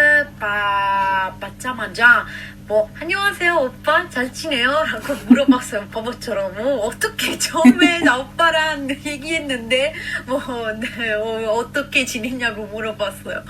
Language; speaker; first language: Korean; non-native, learner; Italian